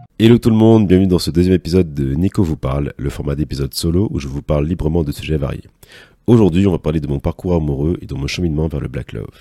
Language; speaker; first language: French; native; French